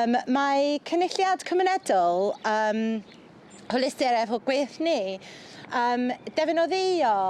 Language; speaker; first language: Welsh; non-native, fluent; English